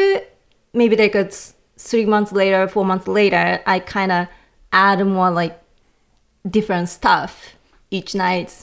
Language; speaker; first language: English; non-native, learner; Japanese